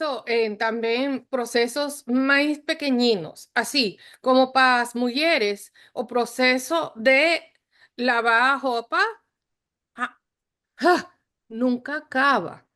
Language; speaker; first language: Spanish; non-native, fluent; English